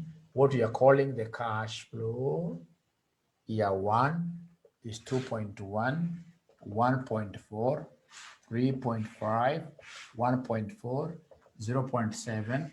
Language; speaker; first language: English; non-native, local second language; Swahili